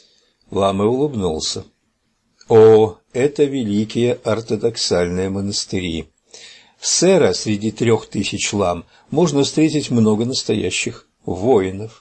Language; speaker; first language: Russian; native; Russian